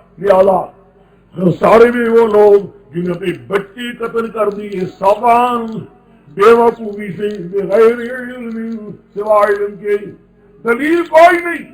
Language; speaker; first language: Urdu; non-native, local second language; Pashto